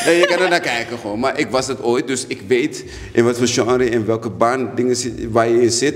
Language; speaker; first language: Dutch; native; Dutch